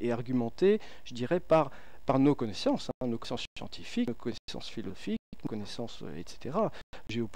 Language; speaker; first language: French; native; French